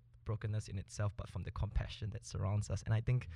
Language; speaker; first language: English; early bilingual, other home language; Spanish